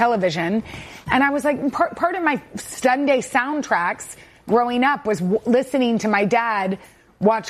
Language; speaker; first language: English; native; English